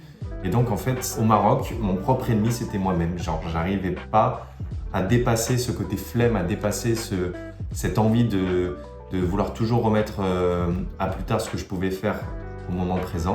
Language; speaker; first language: French; native; French